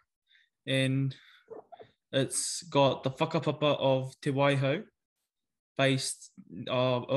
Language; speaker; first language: English; native; English